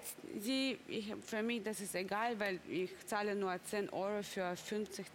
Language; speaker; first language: German; non-native, learner; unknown